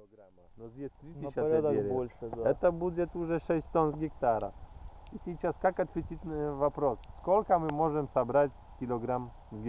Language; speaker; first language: Russian; non-native, fluent; Polish